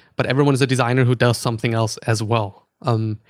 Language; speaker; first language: English; non-native, fluent; German